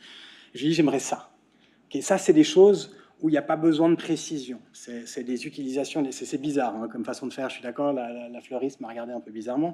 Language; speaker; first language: French; native; French